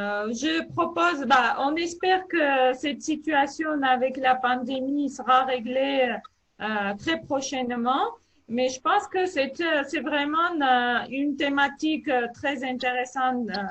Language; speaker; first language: French; non-native, fluent; Armenian